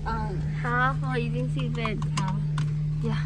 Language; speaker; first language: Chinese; non-native, learner; Tibetan